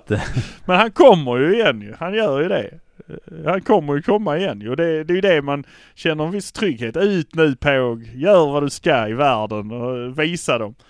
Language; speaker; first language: Swedish; native; Swedish